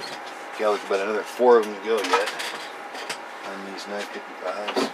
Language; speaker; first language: English; native; English